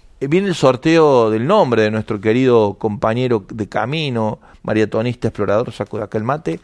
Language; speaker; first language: Spanish; native; Spanish